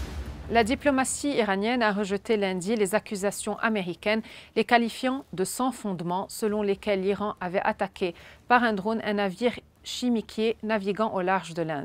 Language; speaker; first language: French; non-native, local second language; Arabic